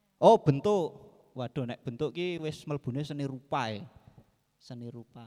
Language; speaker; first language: Indonesian; native; Indonesian